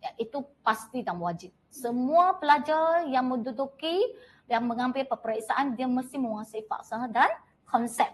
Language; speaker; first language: Malay; non-native, local second language; Chinese